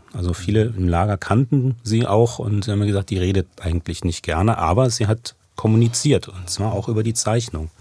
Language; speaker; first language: German; native; German